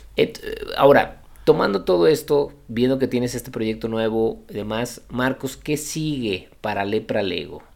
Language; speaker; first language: Spanish; native; Spanish